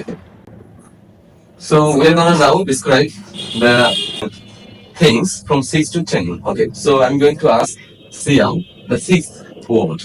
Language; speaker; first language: English; non-native, local second language; Bangla